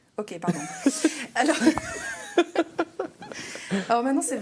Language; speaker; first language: French; native; French